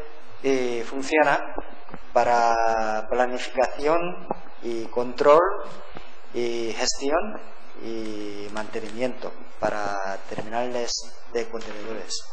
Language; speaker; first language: Spanish; non-native, learner; Korean